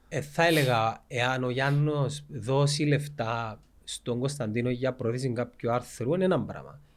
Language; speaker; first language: Greek; native; Greek